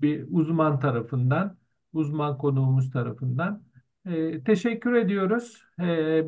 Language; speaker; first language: Turkish; native; Turkish